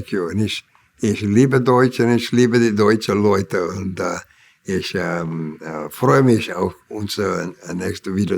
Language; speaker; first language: German; non-native, learner; English